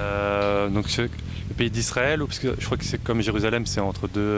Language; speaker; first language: French; native; French